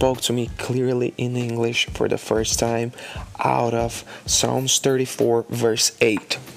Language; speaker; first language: English; non-native, fluent; Portuguese